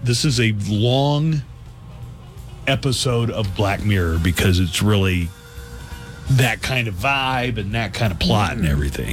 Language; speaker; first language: English; native; English